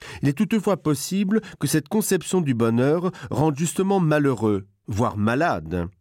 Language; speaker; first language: French; non-native, local second language; Luxembourgish